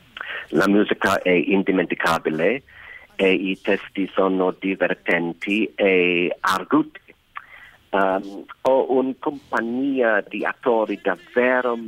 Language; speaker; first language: Italian; non-native, learner; English